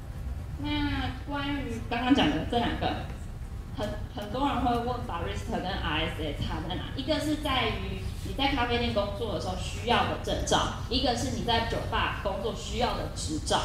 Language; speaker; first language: Chinese; native; Chinese